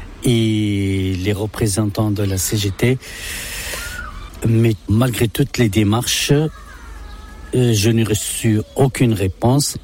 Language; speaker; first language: French; non-native, local second language; Arabic